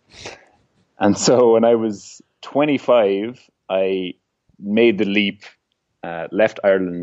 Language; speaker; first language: English; native; English